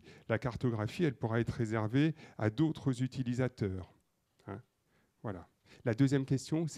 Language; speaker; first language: French; native; French